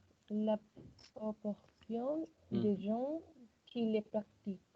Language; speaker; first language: French; non-native, learner; Spanish